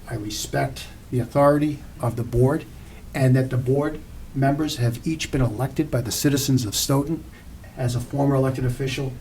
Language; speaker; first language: English; native; English